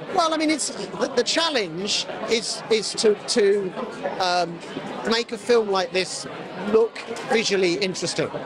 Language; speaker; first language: English; native; English